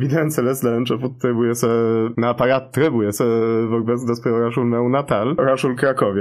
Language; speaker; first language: Romanian; non-native, fluent; Polish